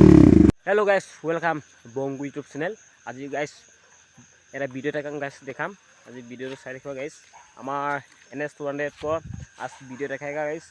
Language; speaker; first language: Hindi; non-native, local second language; Assamese